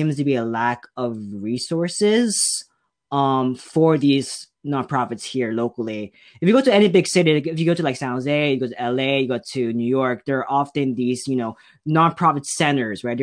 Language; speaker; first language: English; native; English